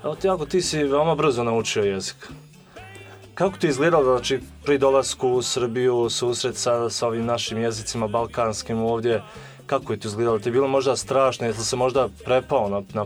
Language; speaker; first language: Serbian; native; Serbian